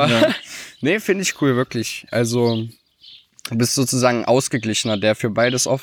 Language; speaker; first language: German; native; German